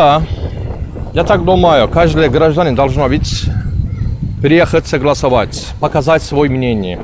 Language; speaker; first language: Russian; non-native, learner; Turkish